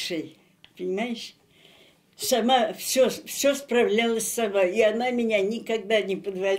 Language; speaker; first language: Russian; native; Russian